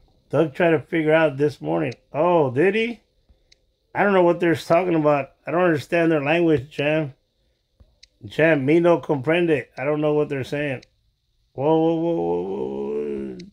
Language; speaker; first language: English; early bilingual, other home language; Spanish